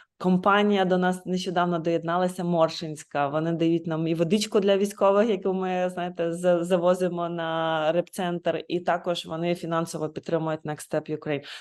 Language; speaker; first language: Ukrainian; native; Ukrainian